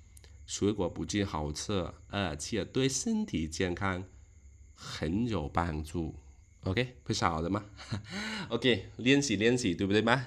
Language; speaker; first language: Chinese; non-native, learner; Khmer